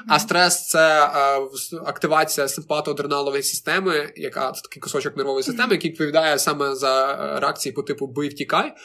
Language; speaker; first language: Ukrainian; native; Ukrainian